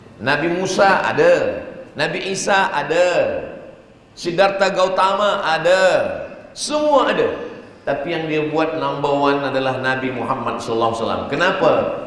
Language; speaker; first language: Malay; native; Malay